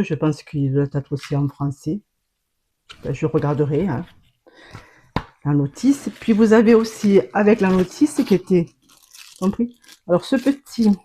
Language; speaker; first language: French; native; French